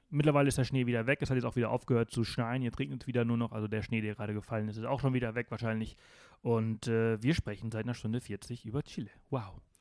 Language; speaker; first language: German; non-native, fluent; Spanish